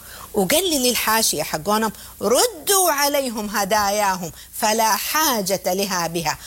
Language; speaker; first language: Arabic; native; Arabic